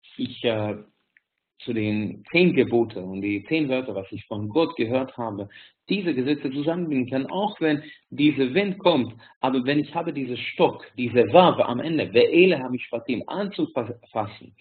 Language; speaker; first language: German; non-native, fluent; Hungarian